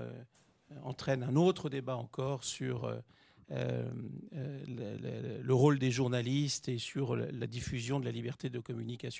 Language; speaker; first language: French; native; French